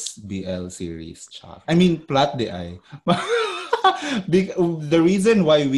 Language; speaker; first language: English; non-native, local second language; Cebuano